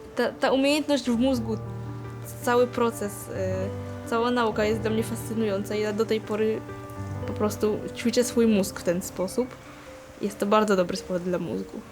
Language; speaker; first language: Polish; early bilingual, other home language; Vietnamese